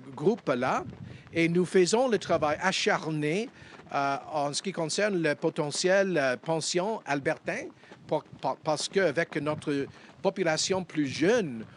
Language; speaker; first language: French; non-native, fluent; English